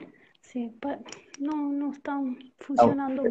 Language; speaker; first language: Portuguese; non-native, learner; Spanish